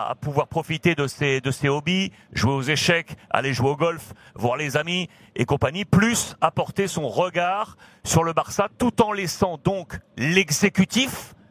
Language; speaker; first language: French; native; French